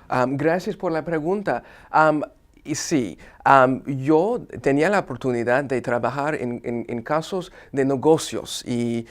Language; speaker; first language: Spanish; non-native, fluent; English